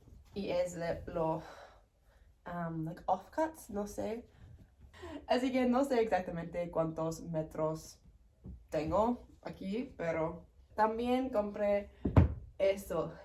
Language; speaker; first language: Spanish; non-native, learner; English